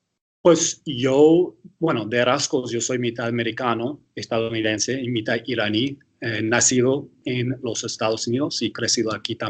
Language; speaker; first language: Spanish; early bilingual, heritage; English